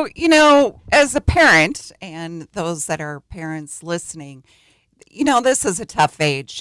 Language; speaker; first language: English; native; English